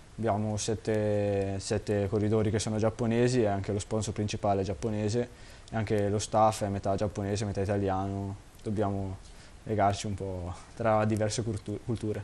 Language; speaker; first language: Italian; native; Italian